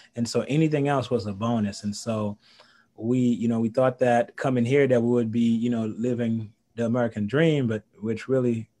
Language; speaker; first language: English; early bilingual, other home language; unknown